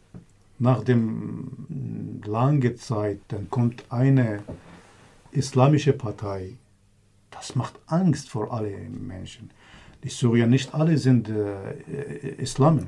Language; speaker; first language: German; non-native, learner; Kurdish